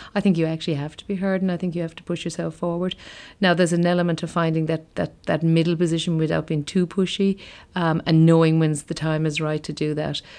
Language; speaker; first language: English; native; English